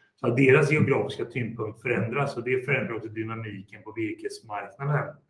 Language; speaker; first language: Swedish; native; Swedish